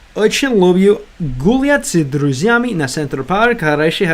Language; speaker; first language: Russian; non-native, learner; English